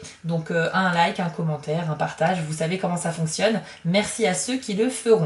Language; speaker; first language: French; native; French